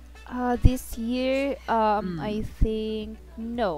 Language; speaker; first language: English; non-native, fluent; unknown